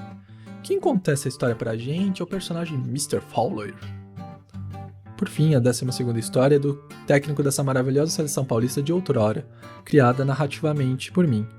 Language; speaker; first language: Portuguese; native; Portuguese